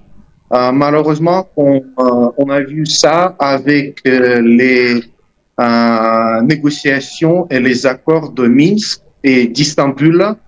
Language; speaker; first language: French; non-native, fluent; Russian